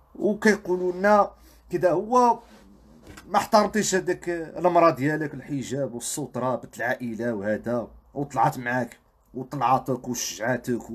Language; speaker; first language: Arabic; non-native, local second language; Riffian